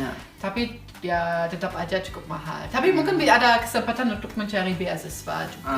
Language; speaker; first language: Indonesian; non-native, fluent; German